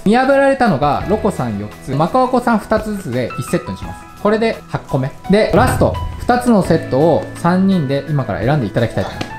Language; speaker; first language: Japanese; native; Japanese